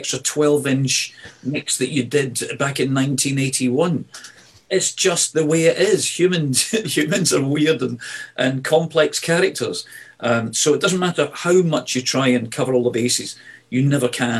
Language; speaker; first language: English; native; English